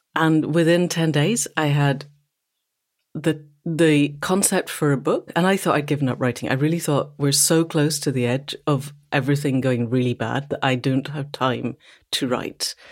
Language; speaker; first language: English; native; English